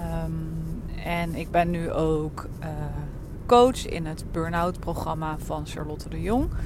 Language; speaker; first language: Dutch; native; Dutch